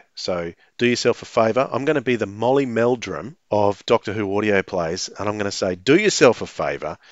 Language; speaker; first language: English; native; English